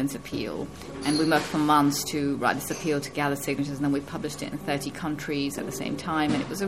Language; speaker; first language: English; native; English